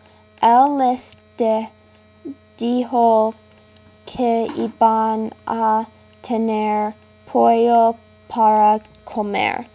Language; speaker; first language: Spanish; non-native, learner; English